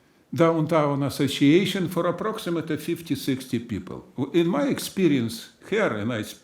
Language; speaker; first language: English; non-native, learner; German